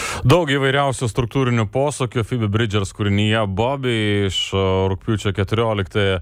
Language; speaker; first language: Lithuanian; native; Lithuanian